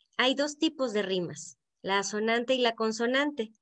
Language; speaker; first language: Spanish; native; Spanish